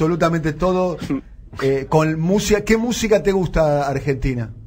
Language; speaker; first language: Spanish; native; Spanish